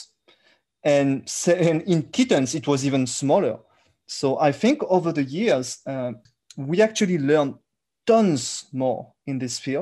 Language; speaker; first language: English; non-native, fluent; French